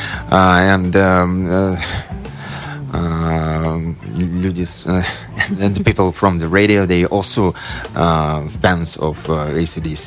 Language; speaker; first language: English; non-native, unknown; Russian